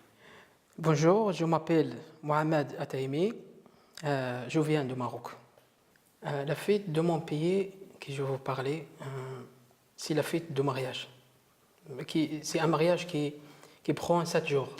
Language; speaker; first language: French; non-native, learner; Arabic